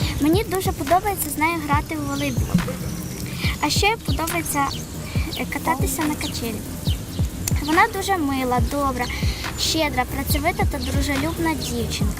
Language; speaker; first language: Ukrainian; non-native, local second language; Russian